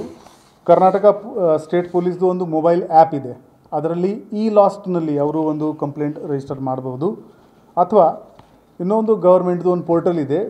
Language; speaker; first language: Kannada; non-native, local second language; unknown